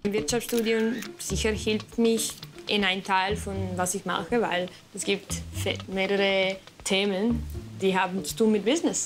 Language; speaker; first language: German; non-native, learner; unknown